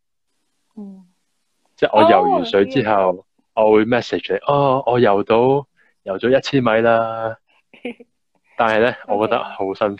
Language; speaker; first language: Chinese; early bilingual, heritage; Cantonese